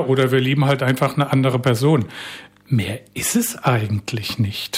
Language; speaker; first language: German; native; German